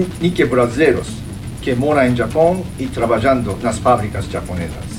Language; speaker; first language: Portuguese; non-native, fluent; Japanese